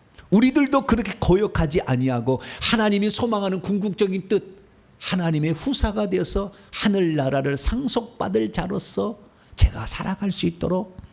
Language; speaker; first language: Korean; native; Korean